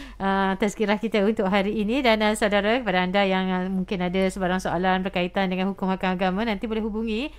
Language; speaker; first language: Malay; native; Malay